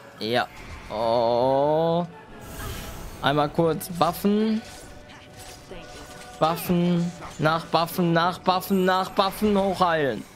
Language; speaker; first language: German; native; German